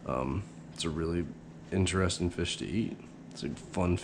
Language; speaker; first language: English; native; English